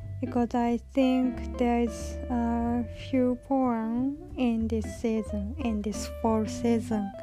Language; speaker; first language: English; non-native, learner; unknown